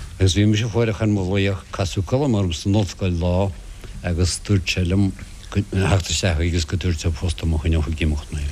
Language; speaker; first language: Irish; non-native, local second language; English